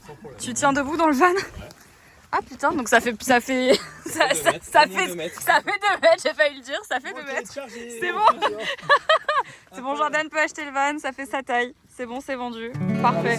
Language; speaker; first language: French; native; French